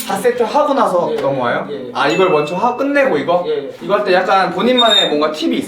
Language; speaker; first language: Korean; native; Korean